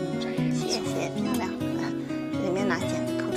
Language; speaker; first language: Chinese; native; Chinese